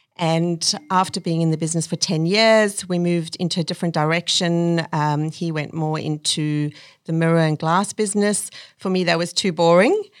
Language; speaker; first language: English; native; English